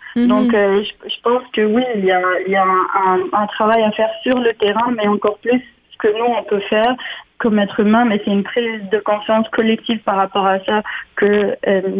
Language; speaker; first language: French; native; French